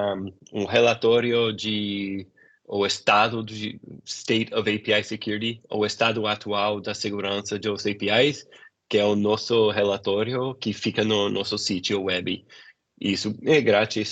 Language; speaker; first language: Portuguese; non-native, fluent; English